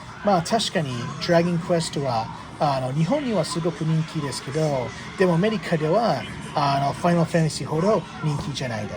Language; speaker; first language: Japanese; non-native, fluent; English